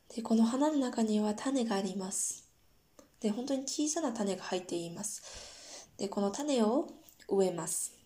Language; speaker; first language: Japanese; non-native, fluent; Korean